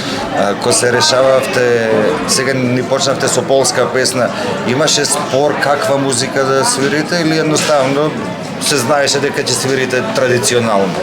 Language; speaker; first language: Macedonian; native; Macedonian